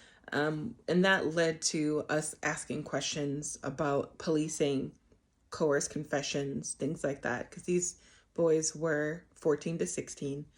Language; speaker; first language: English; native; English